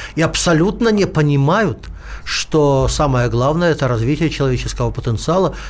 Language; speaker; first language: Russian; native; Russian